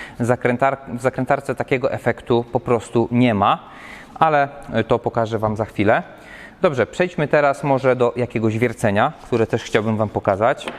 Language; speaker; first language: Polish; native; Polish